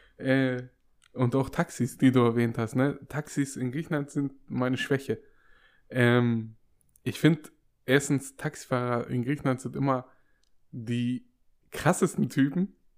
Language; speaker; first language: German; native; German